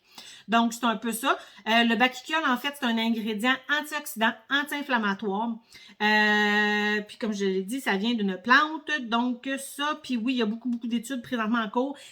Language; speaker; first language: French; native; French